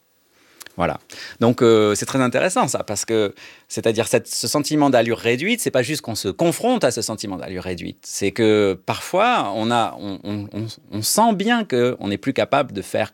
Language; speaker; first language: French; native; French